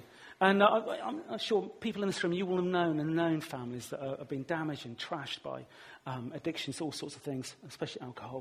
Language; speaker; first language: English; native; English